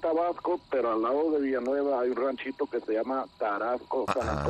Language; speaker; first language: Spanish; early bilingual, heritage; Spanish